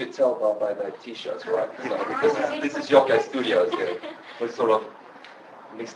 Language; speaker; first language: English; non-native, fluent; Swedish